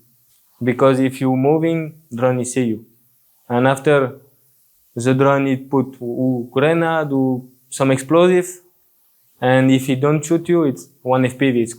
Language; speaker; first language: English; non-native, learner; French